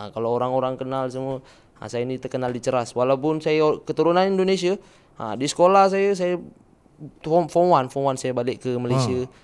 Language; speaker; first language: Malay; early bilingual, other home language; Indonesian